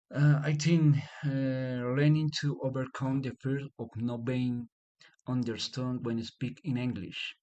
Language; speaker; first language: English; non-native, learner; Spanish